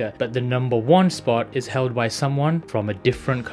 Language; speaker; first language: English; native; English